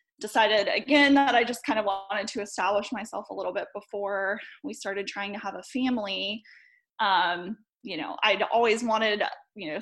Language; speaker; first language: English; native; English